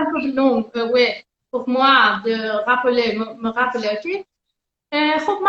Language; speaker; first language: French; non-native, learner; Persian